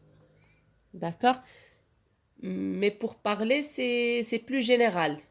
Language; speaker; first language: French; non-native, local second language; Arabic